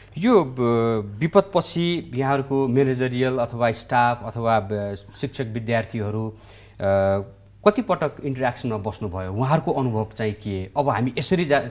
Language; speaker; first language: Nepali; native; Nepali